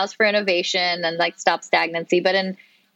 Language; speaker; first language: English; non-native, local second language; Urdu